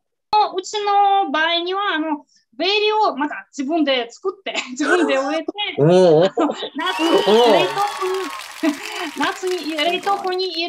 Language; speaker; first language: Japanese; non-native, fluent; Russian